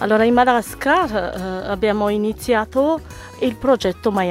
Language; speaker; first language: Italian; non-native, learner; Malagasy